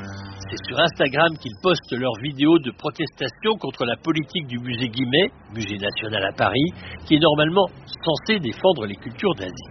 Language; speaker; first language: French; native; French